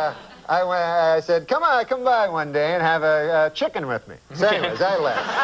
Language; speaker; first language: English; native; English